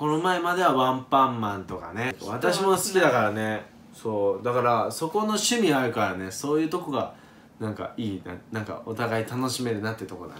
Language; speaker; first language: Japanese; native; Japanese